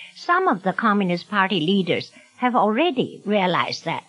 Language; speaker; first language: English; non-native, fluent; Chinese